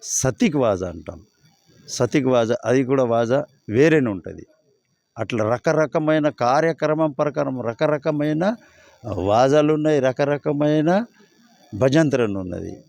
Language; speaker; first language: Telugu; non-native, local second language; Gondi